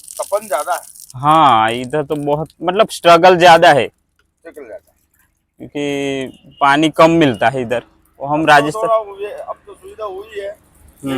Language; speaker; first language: Hindi; non-native, local second language; Gujarati